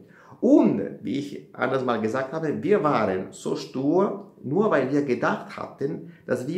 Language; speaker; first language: German; non-native, fluent; Italian